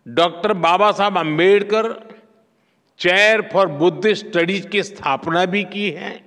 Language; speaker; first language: Hindi; non-native, local second language; Gujarati